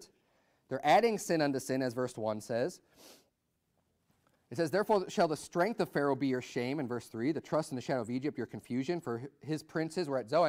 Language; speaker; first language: English; native; English